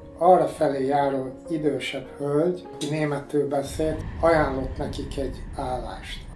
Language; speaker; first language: Hungarian; early bilingual, heritage; Hungarian